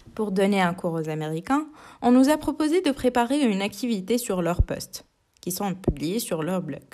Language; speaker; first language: French; non-native, local second language; Arabic